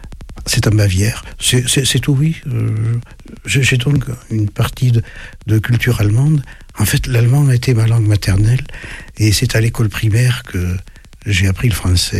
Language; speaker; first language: French; native; French